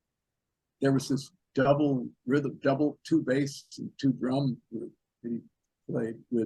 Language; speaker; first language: English; native; English